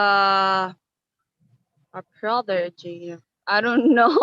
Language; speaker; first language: English; non-native, fluent; Spanish